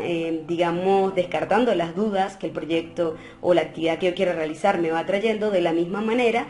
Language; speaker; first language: Spanish; native; Spanish